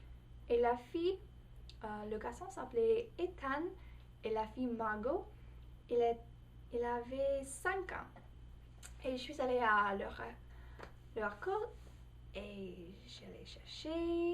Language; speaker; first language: French; non-native, fluent; English